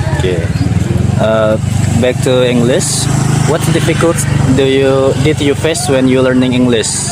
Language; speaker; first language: English; non-native, learner; Indonesian